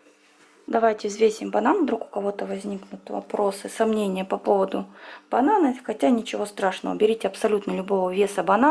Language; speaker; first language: Russian; native; Russian